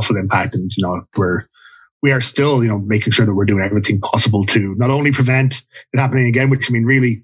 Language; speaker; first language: English; native; English